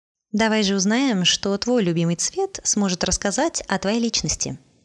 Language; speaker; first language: Russian; native; Russian